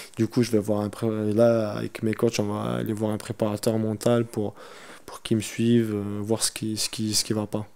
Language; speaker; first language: French; early bilingual, other home language; Chechen